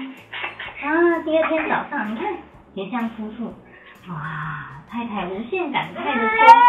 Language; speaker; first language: Chinese; native; Chinese